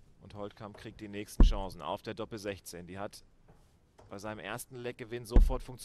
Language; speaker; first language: German; native; German